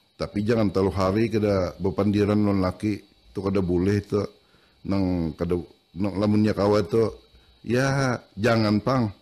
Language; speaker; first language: Indonesian; non-native, local second language; Banjar